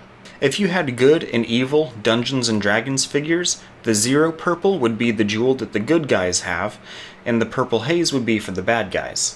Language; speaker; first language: English; native; English